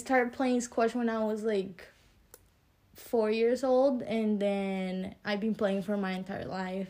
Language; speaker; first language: English; early bilingual, other home language; Spanish